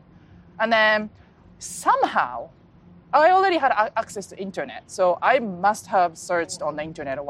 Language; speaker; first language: English; non-native, fluent; Japanese